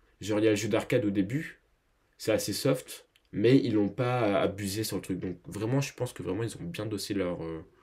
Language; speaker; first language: French; native; French